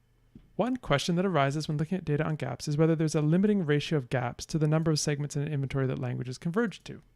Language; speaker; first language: English; native; English